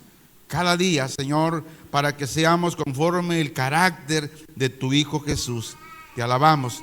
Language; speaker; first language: Spanish; native; Spanish